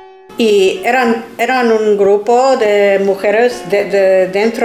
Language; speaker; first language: Spanish; non-native, fluent; English